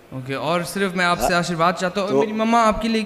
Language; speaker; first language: Hindi; early bilingual, heritage; Hindi